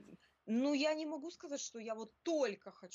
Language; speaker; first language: Russian; native; Russian